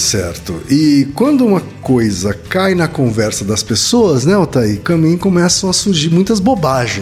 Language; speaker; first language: Portuguese; native; Portuguese